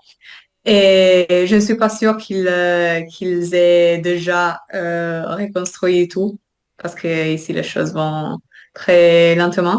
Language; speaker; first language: French; non-native, fluent; Italian